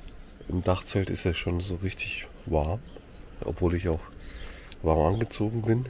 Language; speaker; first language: German; native; German